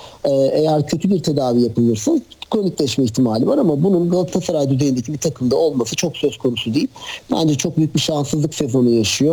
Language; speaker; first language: Turkish; native; Turkish